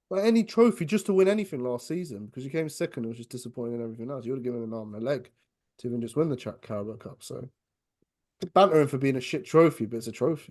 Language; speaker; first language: English; native; English